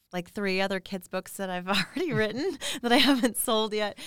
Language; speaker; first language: English; native; English